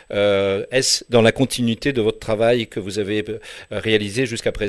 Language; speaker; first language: French; native; French